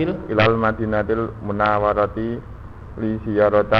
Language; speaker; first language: Arabic; non-native, learner; Indonesian